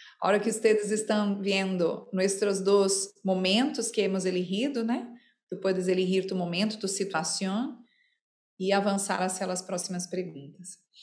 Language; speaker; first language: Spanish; non-native, fluent; Portuguese